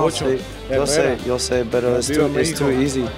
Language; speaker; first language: Spanish; non-native, learner; English